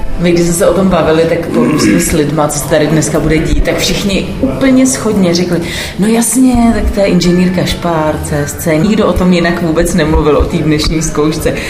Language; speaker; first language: Czech; native; Czech